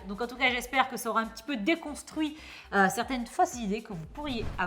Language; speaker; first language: French; native; French